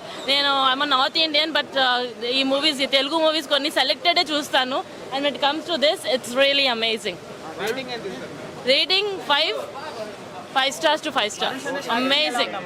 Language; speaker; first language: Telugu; non-native, local second language; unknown